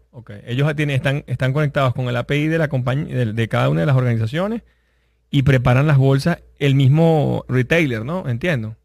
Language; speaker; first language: Spanish; native; Spanish